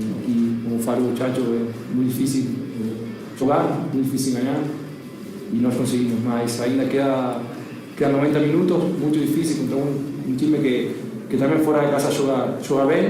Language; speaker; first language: Portuguese; non-native, learner; Spanish